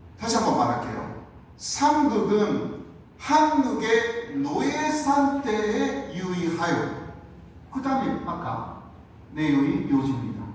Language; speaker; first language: Korean; non-native, fluent; Japanese